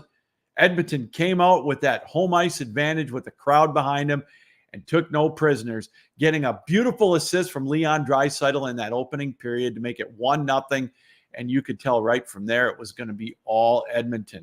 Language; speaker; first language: English; native; English